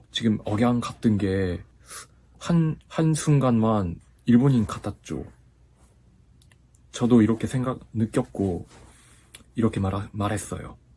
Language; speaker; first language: Korean; non-native, fluent; Japanese